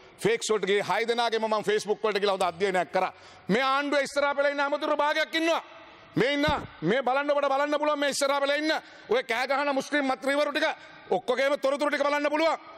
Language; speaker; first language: Sinhala; native; Sinhala